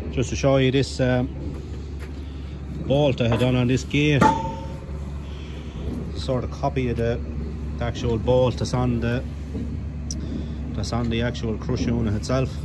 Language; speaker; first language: English; native; English